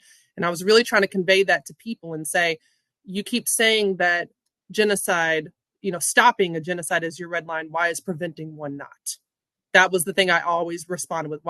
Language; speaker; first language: English; native; English